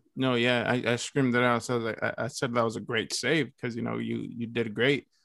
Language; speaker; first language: English; early bilingual, other home language; Spanish